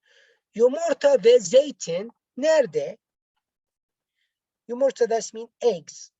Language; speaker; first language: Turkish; non-native, learner; Arabic